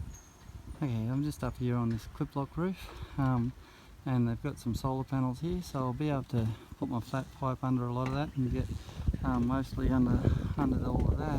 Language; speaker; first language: English; native; English